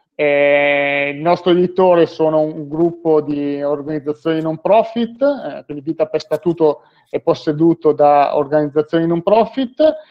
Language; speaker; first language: Italian; native; Italian